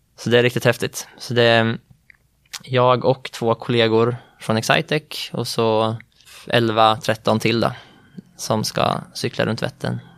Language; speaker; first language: Swedish; native; Swedish